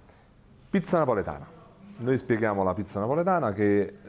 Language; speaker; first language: Italian; native; Italian